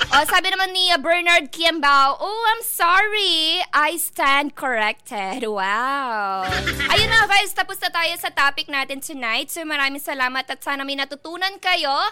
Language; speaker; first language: Filipino; non-native, local second language; Bikol